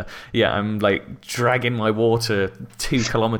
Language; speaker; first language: English; native; English